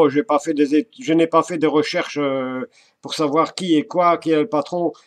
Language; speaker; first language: French; native; French